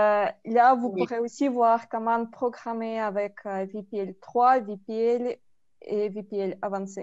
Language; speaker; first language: French; non-native, fluent; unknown